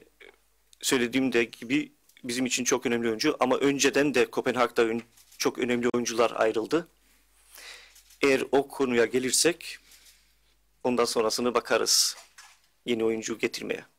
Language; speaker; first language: Turkish; early bilingual, heritage; Turkish